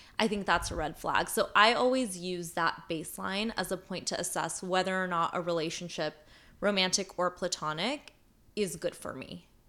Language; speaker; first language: English; native; English